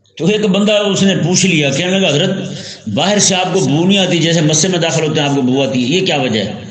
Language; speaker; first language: Urdu; non-native, local second language; Punjabi